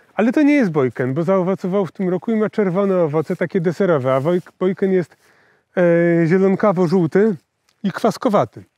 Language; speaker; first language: Polish; native; Polish